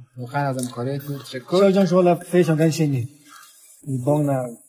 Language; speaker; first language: Chinese; non-native, fluent; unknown